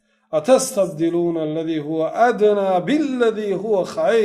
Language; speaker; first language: Arabic; non-native, fluent; Tajik